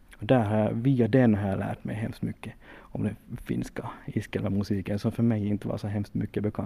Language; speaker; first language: Swedish; native; Swedish